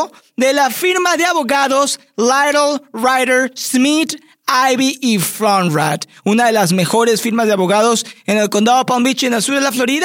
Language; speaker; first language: Spanish; native; Spanish